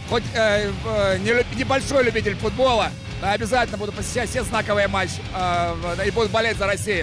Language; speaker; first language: Russian; native; Russian